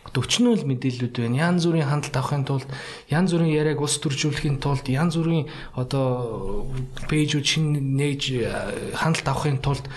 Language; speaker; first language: Mongolian; early bilingual, other home language; Russian